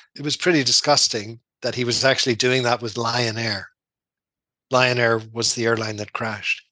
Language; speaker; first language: English; native; English